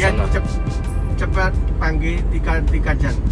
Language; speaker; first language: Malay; non-native, learner; Burmese